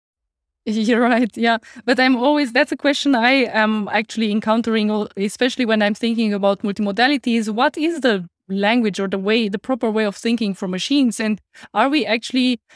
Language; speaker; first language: English; non-native, fluent; Romanian